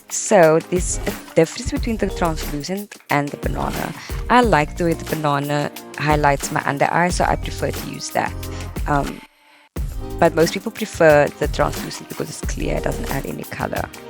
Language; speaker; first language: English; native; English